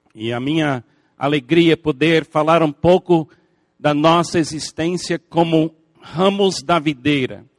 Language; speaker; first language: Portuguese; non-native, fluent; English